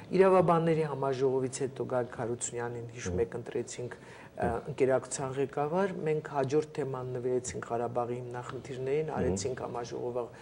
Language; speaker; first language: Armenian; native; Armenian